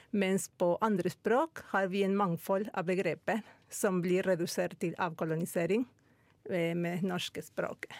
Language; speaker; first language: Norwegian; non-native, fluent; Spanish